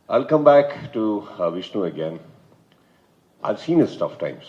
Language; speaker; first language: English; non-native, local second language; Kannada